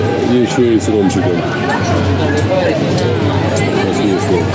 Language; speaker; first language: Russian; native; Russian